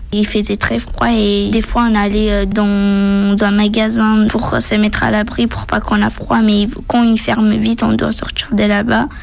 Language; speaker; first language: French; early bilingual, other home language; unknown